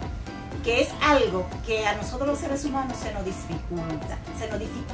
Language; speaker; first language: Spanish; native; Spanish